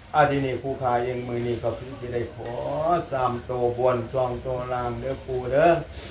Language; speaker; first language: Thai; native; Thai